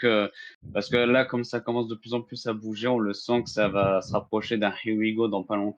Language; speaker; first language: French; native; French